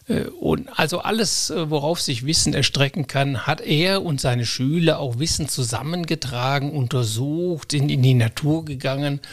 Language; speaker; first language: German; native; German